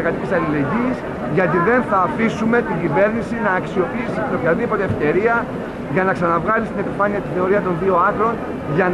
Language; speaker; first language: Greek; native; Greek